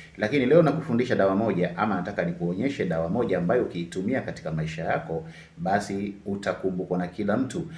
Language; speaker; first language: Swahili; non-native, local second language; Sukuma